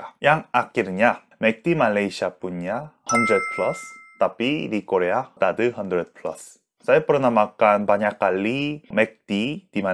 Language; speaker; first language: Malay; non-native, learner; Korean